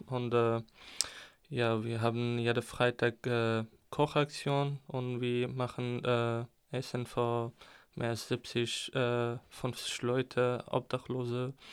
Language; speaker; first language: German; non-native, fluent; Arabic